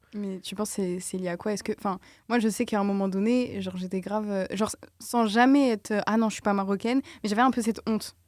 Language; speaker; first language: French; native; French